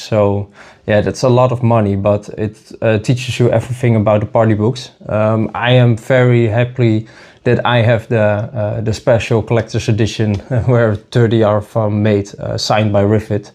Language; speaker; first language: English; non-native, fluent; Dutch